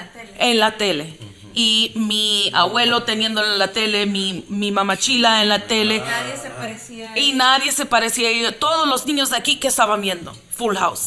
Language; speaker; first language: Spanish; early bilingual, heritage; Spanish